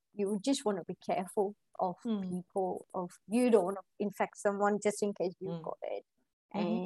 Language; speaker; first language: English; non-native, local second language; Gujarati